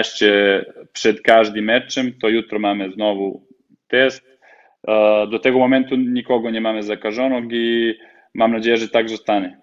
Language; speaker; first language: Polish; non-native, fluent; Serbian